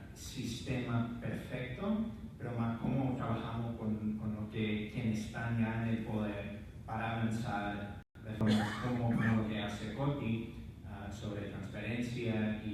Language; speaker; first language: Spanish; non-native, fluent; English